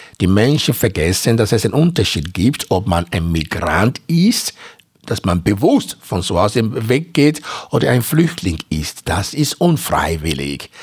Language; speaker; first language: German; non-native, fluent; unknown